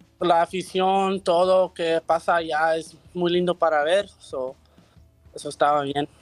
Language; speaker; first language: Spanish; early bilingual, heritage; Spanish